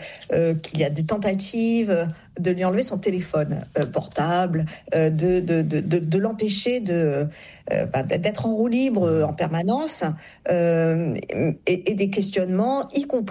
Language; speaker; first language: French; native; French